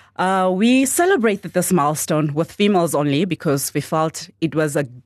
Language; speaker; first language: English; non-native, local second language; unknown